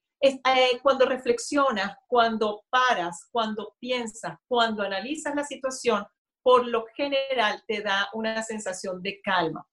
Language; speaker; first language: Spanish; native; Spanish